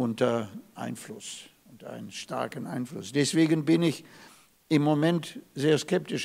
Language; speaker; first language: German; non-native, fluent; Russian